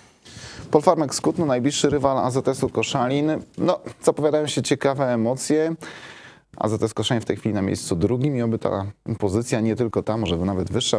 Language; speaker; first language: Polish; native; Polish